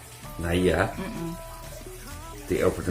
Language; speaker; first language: English; non-native, fluent; Korean